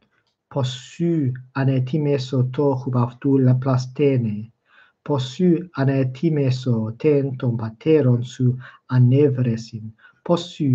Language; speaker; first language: Greek; non-native, fluent; English